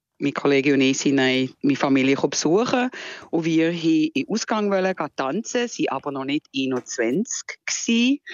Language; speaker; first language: German; native; German